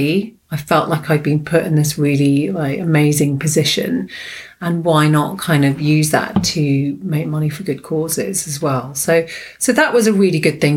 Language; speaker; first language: English; native; English